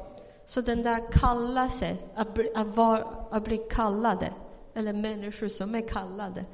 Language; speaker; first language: Swedish; non-native, fluent; Chinese